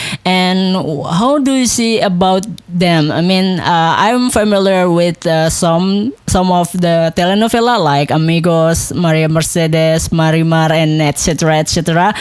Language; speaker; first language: English; non-native, local second language; Indonesian